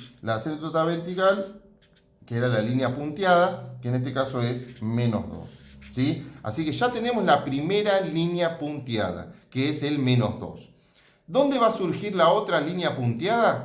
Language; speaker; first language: Spanish; native; Spanish